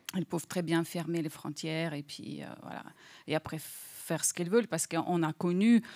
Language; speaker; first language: French; non-native, fluent; Russian